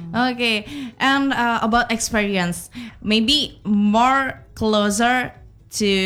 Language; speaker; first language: English; non-native, learner; Indonesian